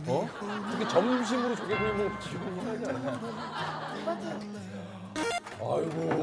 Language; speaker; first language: Korean; native; Korean